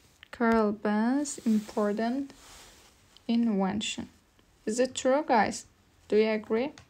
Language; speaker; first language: English; non-native, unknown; Azerbaijani